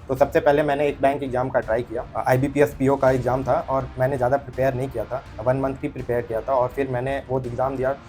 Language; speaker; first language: Hindi; native; Hindi